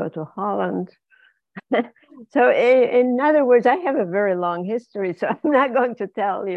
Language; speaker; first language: English; non-native, fluent; Ladino